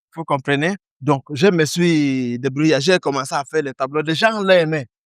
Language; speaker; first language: French; early bilingual, other home language; Igbo